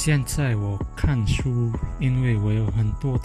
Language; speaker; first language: Chinese; non-native, learner; English